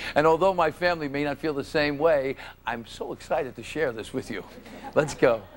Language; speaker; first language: English; native; English